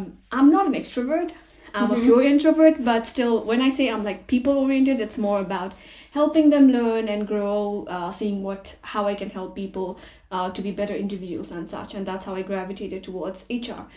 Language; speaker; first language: English; non-native, local second language; Nepali